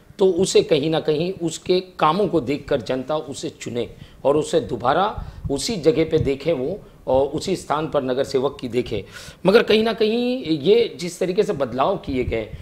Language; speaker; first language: Hindi; non-native, local second language; Marathi